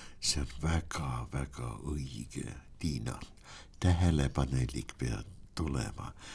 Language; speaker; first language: Estonian; non-native, local second language; Russian